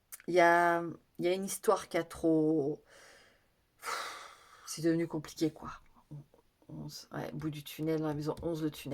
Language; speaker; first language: French; native; French